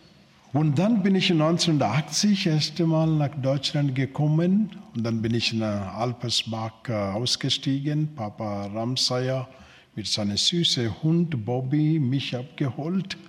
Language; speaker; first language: German; non-native, learner; Telugu